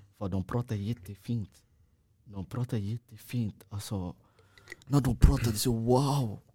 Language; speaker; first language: Swedish; non-native, fluent; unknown